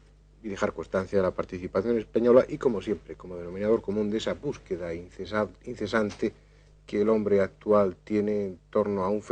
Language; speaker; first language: Spanish; native; Spanish